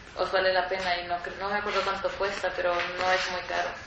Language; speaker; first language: Spanish; native; Spanish